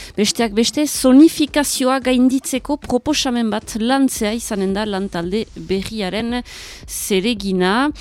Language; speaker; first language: Basque; native; Basque